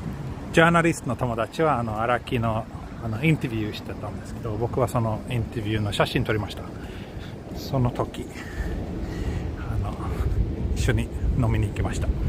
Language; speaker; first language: Japanese; non-native, fluent; Swedish